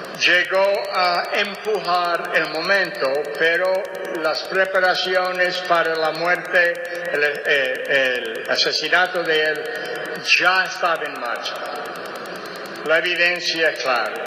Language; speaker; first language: Spanish; non-native, fluent; English